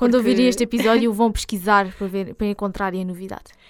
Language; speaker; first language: Portuguese; native; Portuguese